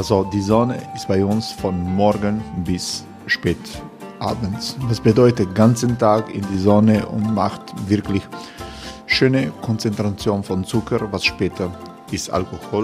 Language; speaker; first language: German; non-native, learner; Croatian